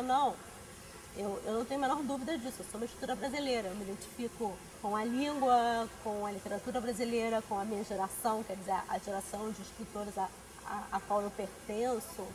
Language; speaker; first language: Portuguese; early bilingual, other home language; Spanish